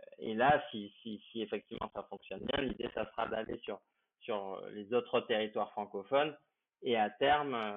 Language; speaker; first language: French; native; French